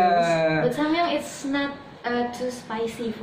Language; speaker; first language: English; non-native, learner; Indonesian